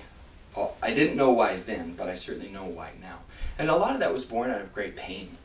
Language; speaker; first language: English; native; English